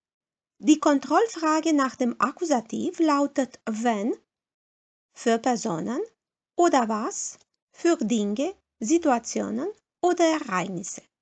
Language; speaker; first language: German; non-native, fluent; Romanian